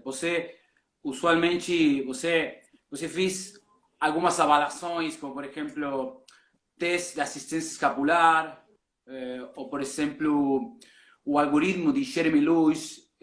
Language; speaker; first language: Portuguese; non-native, learner; Spanish